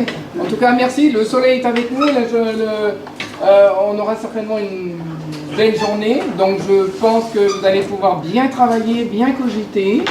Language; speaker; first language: French; native; French